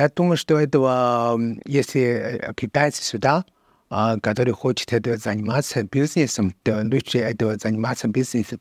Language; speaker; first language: Russian; non-native, learner; Chinese